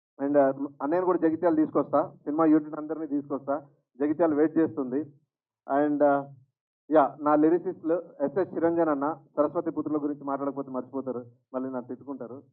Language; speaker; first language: Telugu; native; Telugu